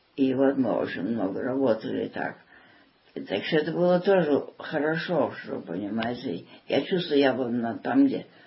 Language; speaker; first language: Russian; early bilingual, heritage; Russian